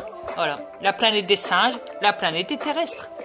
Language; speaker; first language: French; native; French